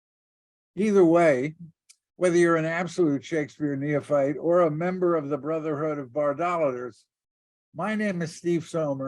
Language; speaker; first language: English; native; English